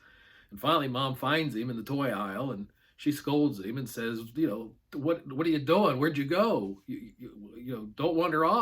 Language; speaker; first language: English; native; English